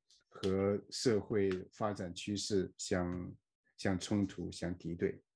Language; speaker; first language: Chinese; native; Chinese